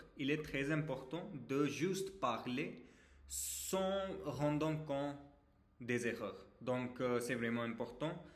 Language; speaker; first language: French; non-native, fluent; Hindi